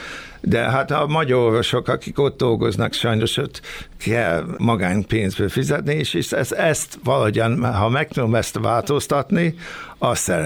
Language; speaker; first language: Hungarian; early bilingual, heritage; Hungarian